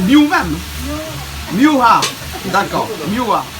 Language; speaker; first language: French; native; French